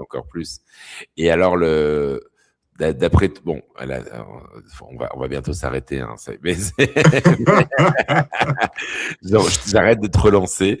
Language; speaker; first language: French; native; French